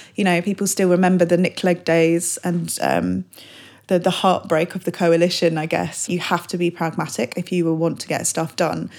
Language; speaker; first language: English; native; English